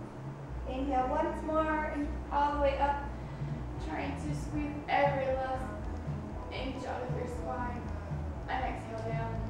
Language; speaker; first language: English; native; English